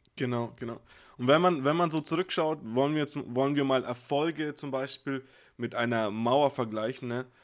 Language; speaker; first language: German; native; German